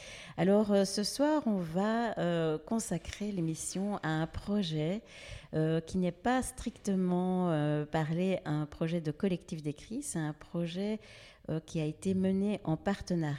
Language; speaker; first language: French; native; French